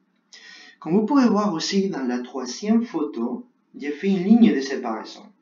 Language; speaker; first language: French; non-native, fluent; Spanish